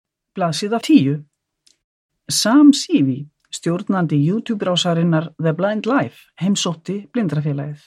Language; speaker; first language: Icelandic; native; Icelandic